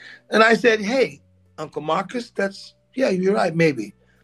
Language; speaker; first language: English; native; English